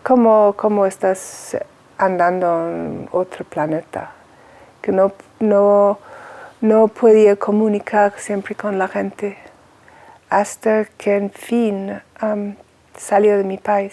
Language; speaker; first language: Spanish; non-native, fluent; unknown